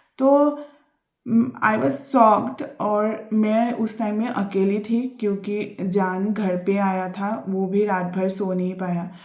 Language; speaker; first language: Hindi; non-native, local second language; Assamese